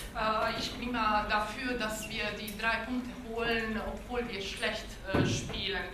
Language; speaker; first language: German; non-native, local second language; Bosnian